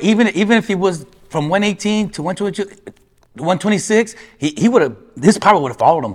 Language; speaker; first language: English; early bilingual, other home language; Spanish